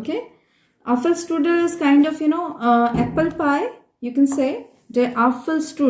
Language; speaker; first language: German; non-native, fluent; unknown